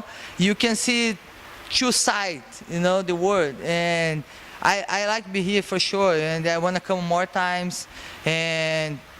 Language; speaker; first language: English; non-native, learner; Portuguese